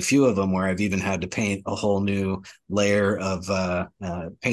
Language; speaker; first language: English; native; English